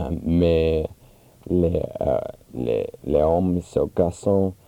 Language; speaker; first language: French; non-native, learner; English